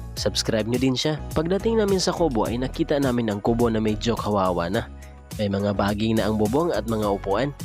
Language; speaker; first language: Filipino; non-native, local second language; Cebuano